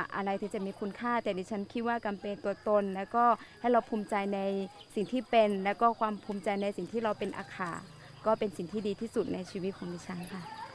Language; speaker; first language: Thai; early bilingual, other home language; Akha